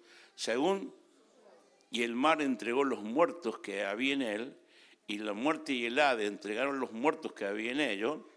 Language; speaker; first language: Spanish; native; Spanish